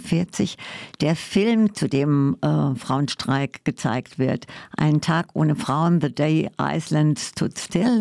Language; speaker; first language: German; native; German